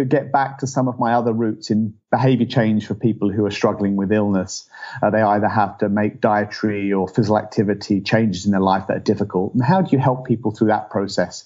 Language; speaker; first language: English; native; English